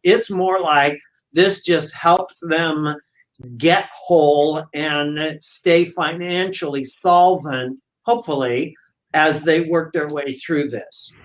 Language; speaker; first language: English; native; English